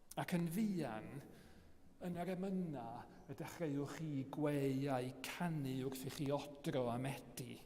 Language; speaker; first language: Welsh; native; Welsh